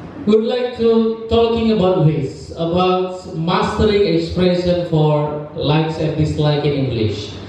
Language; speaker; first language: English; non-native, learner; Indonesian